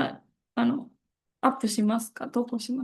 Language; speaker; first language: Japanese; non-native, fluent; Indonesian